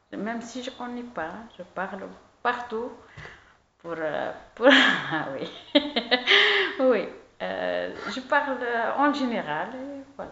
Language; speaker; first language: French; non-native, learner; Arabic